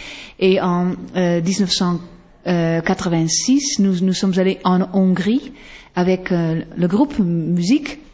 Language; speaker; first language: French; non-native, fluent; Western Frisian